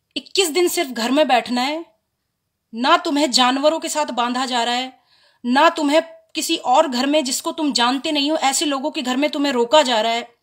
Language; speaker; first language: Hindi; native; Hindi